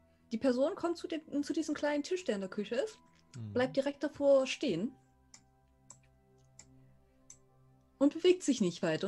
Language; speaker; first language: German; native; German